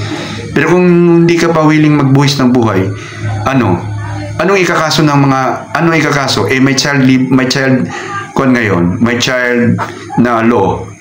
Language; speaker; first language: Filipino; non-native, local second language; Cebuano